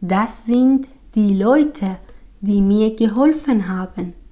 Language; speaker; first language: German; non-native, fluent; Persian